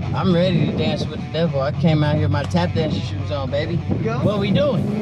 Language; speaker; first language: English; native; English